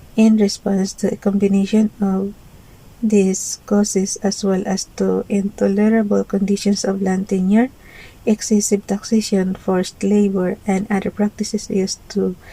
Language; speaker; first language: English; non-native, local second language; Filipino